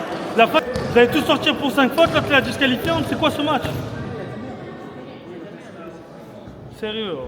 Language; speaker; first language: French; native; French